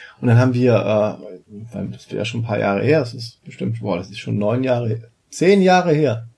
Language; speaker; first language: German; native; German